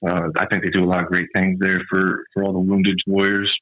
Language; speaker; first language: English; native; English